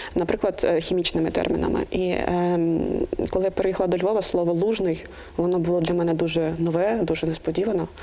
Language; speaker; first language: Ukrainian; non-native, local second language; Russian